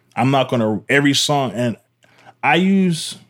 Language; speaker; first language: English; native; English